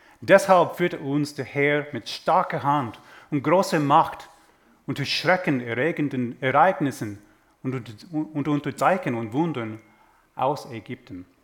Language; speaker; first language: German; non-native, fluent; English